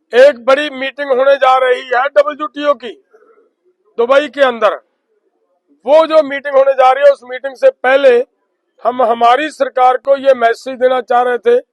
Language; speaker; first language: Hindi; non-native, local second language; Punjabi